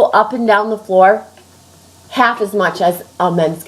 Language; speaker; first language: English; native; English